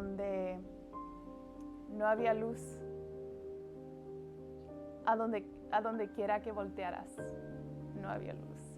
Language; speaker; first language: Spanish; early bilingual, heritage; Spanish